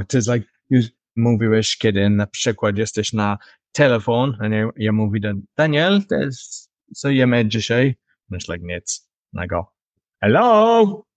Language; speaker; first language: Polish; non-native, learner; English